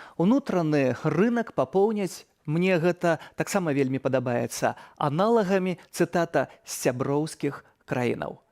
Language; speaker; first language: Belarusian; native; Belarusian